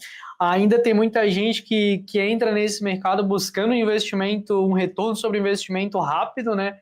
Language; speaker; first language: Portuguese; native; Portuguese